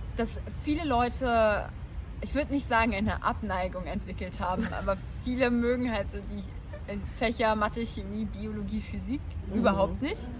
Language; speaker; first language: German; native; German